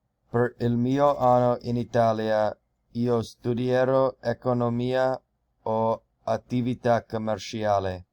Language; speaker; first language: Italian; non-native, learner; English